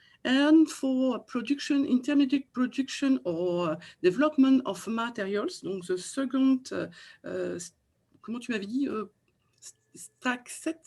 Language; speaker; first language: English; non-native, fluent; French